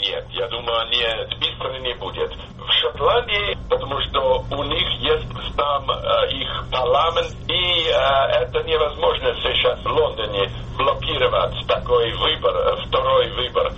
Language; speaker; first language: Russian; non-native, fluent; English